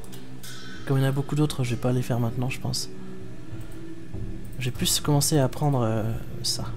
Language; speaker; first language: French; native; French